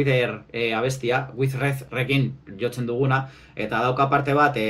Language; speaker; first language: Basque; non-native, local second language; Spanish